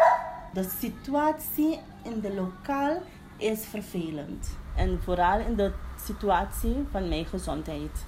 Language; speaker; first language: Dutch; non-native, local second language; Papiamento